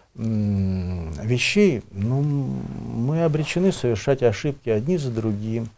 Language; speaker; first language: Russian; native; Russian